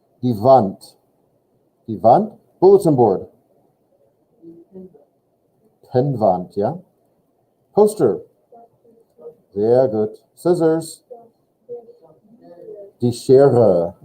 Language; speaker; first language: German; non-native, fluent; English